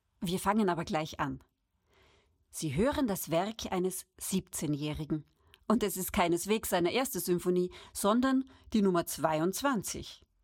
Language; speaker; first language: German; native; German